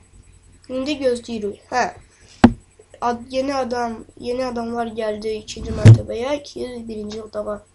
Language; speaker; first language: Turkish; non-native, learner; Azerbaijani